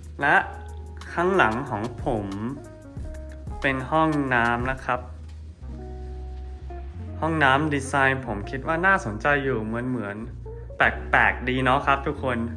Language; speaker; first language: Thai; non-native, fluent; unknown